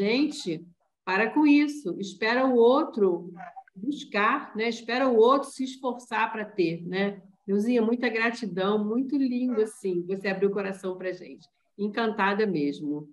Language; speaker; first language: Portuguese; native; Portuguese